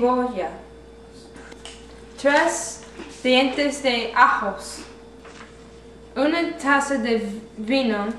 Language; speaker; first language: Spanish; non-native, learner; English